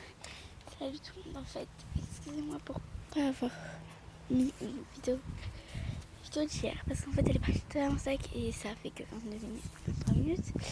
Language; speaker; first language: French; native; French